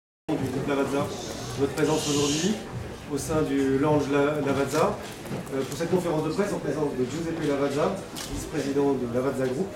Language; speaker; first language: French; native; French